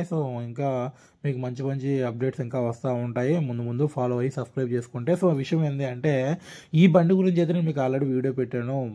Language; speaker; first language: Telugu; non-native, local second language; Urdu